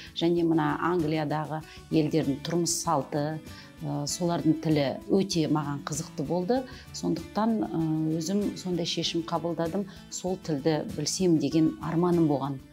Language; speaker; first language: Kazakh; native; Kazakh